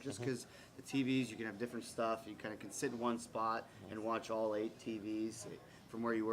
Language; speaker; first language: English; native; English